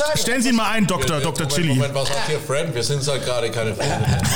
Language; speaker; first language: German; native; German